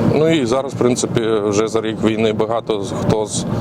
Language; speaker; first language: Ukrainian; early bilingual, other home language; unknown